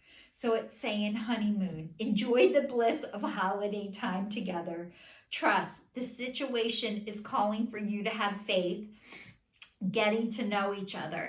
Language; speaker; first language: English; native; English